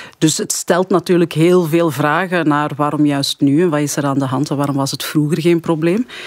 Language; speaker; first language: Dutch; early bilingual, other home language; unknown